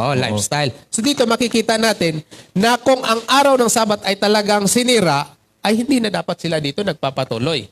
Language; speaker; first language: Filipino; non-native, local second language; Cebuano